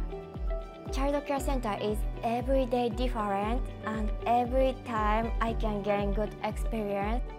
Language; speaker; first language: English; non-native, learner; Japanese